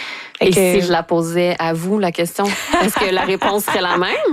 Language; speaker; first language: French; native; French